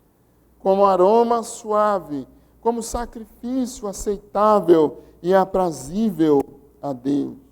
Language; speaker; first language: Portuguese; native; Portuguese